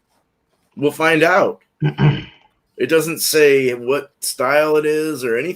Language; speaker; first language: English; native; English